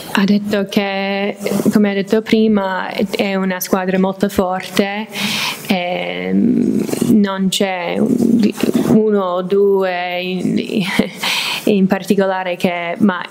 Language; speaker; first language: Italian; non-native, fluent; English